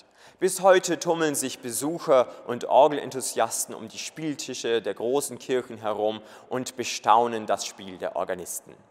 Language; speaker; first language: German; native; German